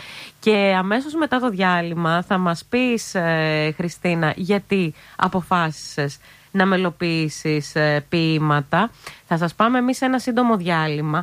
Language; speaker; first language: Greek; native; Greek